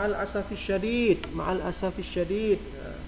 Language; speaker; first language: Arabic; non-native, fluent; Indonesian